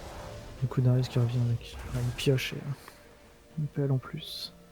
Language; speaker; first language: French; native; French